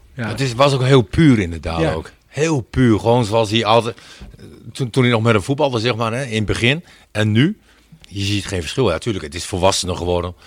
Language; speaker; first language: Dutch; native; Dutch